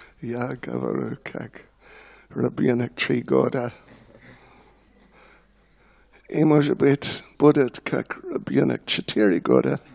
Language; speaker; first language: Russian; non-native, learner; English